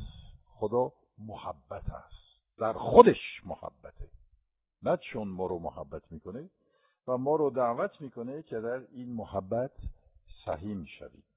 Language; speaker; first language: Persian; non-native, fluent; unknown